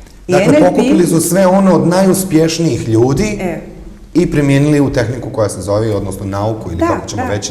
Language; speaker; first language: Bosnian; native; Bosnian